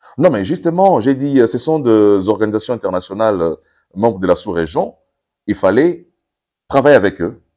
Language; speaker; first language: French; non-native, local second language; Lingala